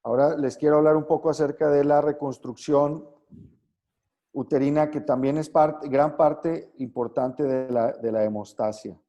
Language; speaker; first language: Spanish; native; Spanish